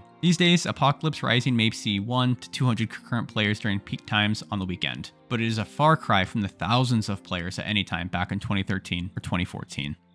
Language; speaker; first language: English; native; English